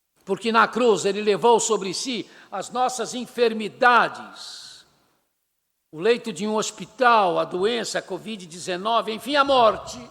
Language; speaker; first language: Portuguese; native; Portuguese